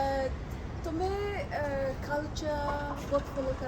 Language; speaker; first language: Hindi; non-native, learner; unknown